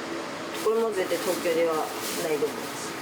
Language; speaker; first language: Japanese; native; Japanese